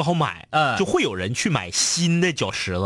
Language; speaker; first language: Chinese; native; Chinese